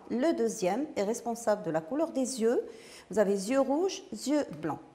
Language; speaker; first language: French; non-native, local second language; Arabic